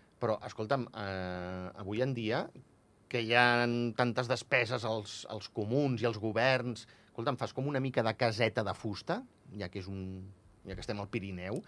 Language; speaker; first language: Catalan; native; Catalan